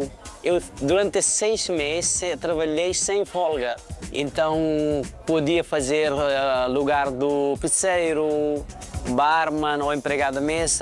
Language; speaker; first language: Portuguese; non-native, fluent; Nepali